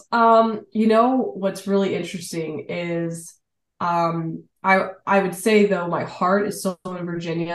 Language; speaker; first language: English; native; English